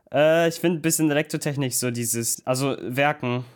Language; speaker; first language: German; non-native, local second language; Russian